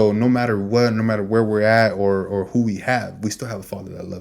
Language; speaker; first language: English; native; English